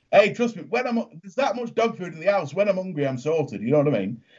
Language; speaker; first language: English; native; English